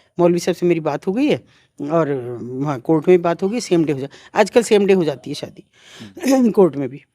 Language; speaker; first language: Hindi; native; Hindi